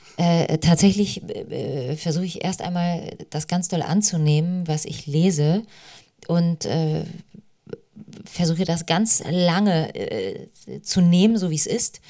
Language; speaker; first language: German; early bilingual, other home language; Polish